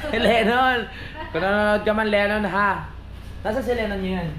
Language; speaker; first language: Filipino; native; Filipino